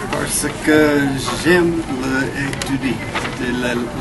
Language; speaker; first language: French; non-native, learner; English